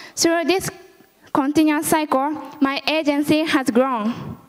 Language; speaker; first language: English; early bilingual, other home language; Japanese